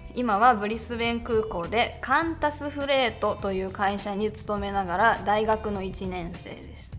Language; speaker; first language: Japanese; native; Japanese